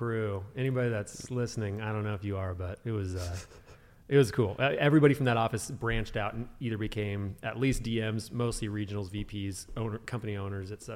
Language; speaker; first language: English; native; English